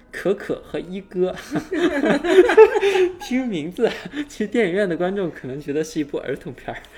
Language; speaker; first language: Chinese; native; Chinese